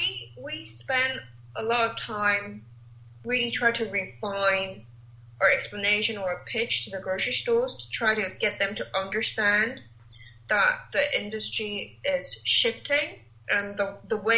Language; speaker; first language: English; non-native, local second language; Cantonese